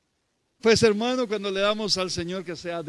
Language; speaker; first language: Spanish; native; Spanish